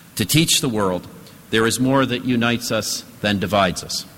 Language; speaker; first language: English; native; English